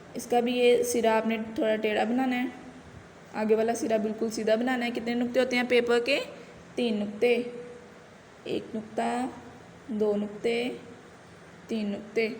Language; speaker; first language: Urdu; non-native, local second language; Punjabi